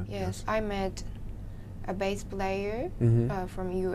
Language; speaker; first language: English; non-native, learner; Japanese